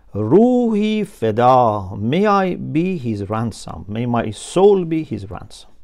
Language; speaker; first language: English; non-native, fluent; Persian